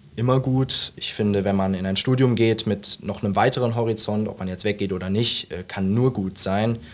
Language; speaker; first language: German; native; German